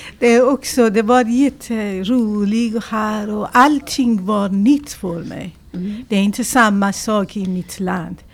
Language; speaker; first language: Swedish; non-native, learner; Persian